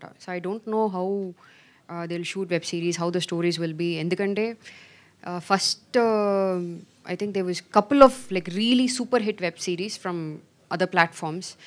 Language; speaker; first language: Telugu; non-native, learner; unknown